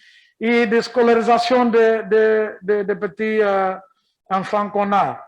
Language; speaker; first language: French; non-native, learner; Kabuverdianu